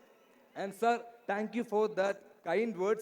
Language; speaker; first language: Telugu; non-native, learner; Malayalam